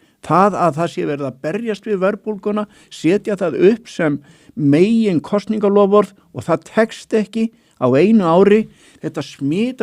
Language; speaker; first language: Icelandic; native; Icelandic